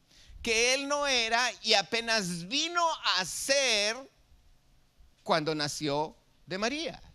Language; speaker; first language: Spanish; native; Spanish